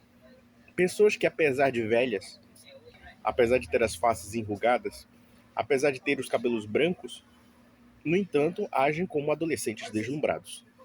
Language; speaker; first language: Portuguese; native; Portuguese